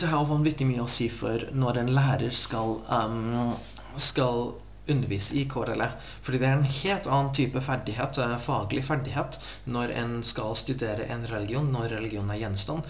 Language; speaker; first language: Norwegian; non-native, fluent; English